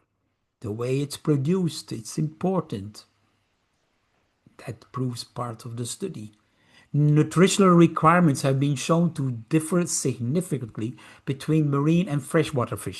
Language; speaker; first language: English; non-native, fluent; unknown